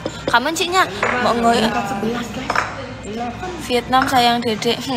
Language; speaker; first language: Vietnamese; non-native, learner; Indonesian